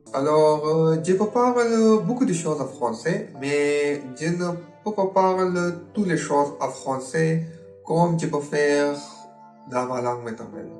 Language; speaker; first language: French; non-native, learner; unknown